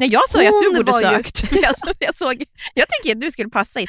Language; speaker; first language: Swedish; native; Swedish